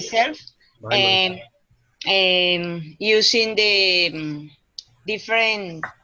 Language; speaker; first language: English; non-native, learner; Spanish